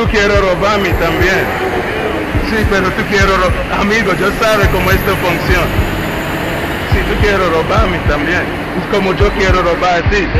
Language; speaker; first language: Spanish; non-native, learner; English